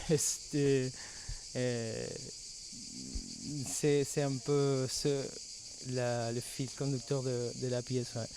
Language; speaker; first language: French; non-native, fluent; Spanish